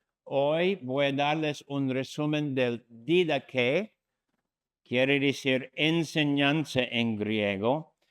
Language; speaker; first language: Spanish; non-native, fluent; English